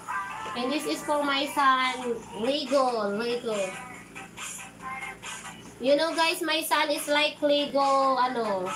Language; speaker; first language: English; non-native, learner; Filipino